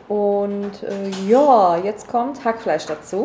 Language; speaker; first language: German; early bilingual, other home language; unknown